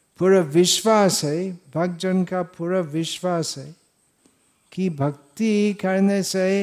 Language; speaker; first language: Hindi; non-native, fluent; English